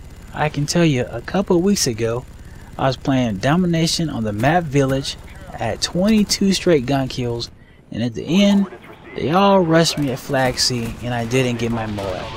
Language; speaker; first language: English; native; English